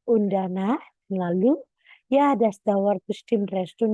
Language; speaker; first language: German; non-native, fluent; Indonesian